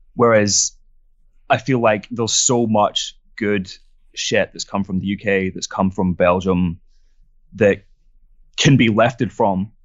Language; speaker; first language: English; non-native, fluent; French